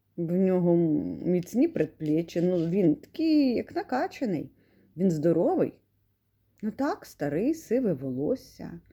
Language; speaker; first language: Ukrainian; non-native, local second language; Russian